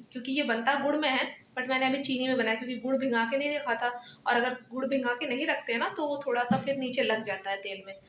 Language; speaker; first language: Hindi; non-native, local second language; Bangla